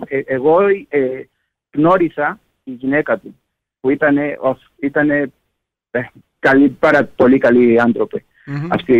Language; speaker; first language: Greek; non-native, learner; Spanish